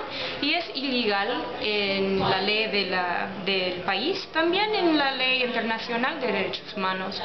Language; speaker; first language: Spanish; non-native, learner; English